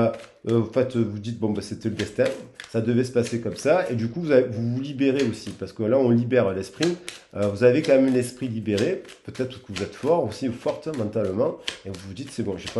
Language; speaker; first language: French; native; French